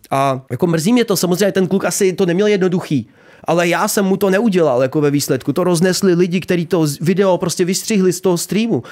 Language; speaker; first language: Czech; early bilingual, other home language; Ukrainian